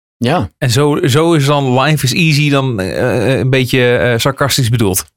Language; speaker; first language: Dutch; native; Dutch